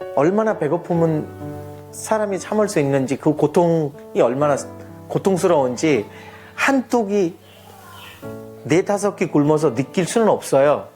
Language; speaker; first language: Korean; non-native, fluent; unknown